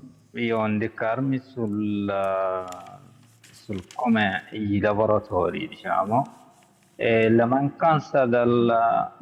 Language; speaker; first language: Italian; non-native, learner; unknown